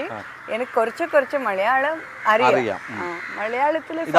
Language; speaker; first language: Malayalam; non-native, learner; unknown